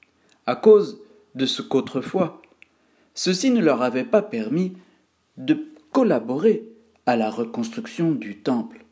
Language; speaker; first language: French; native; French